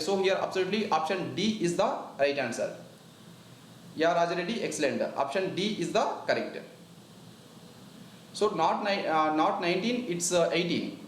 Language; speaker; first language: English; non-native, local second language; Telugu